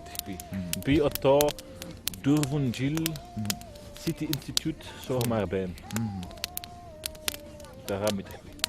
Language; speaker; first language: Mongolian; non-native, learner; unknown